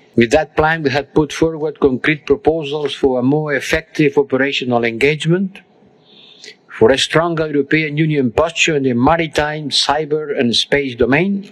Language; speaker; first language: English; non-native, fluent; Spanish